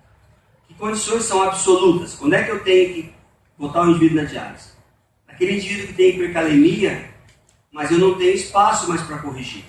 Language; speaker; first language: Portuguese; native; Portuguese